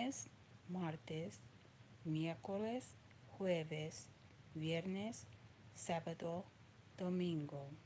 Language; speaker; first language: Spanish; non-native, learner; English